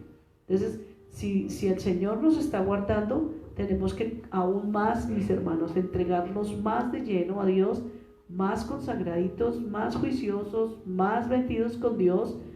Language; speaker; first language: Spanish; native; Spanish